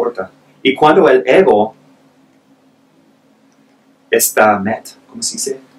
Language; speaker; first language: Spanish; non-native, fluent; English